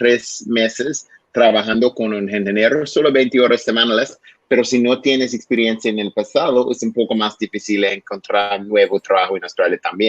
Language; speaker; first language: Spanish; non-native, learner; English